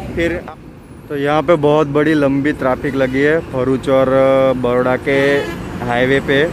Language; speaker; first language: Hindi; non-native, local second language; Gujarati